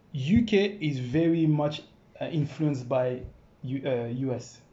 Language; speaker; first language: English; non-native, fluent; French